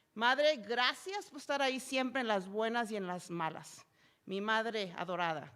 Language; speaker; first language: Spanish; early bilingual, other home language; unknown